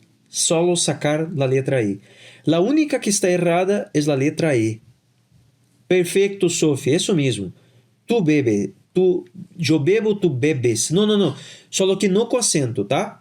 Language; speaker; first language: Spanish; non-native, fluent; Portuguese